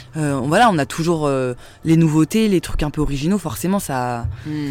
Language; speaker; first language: French; native; French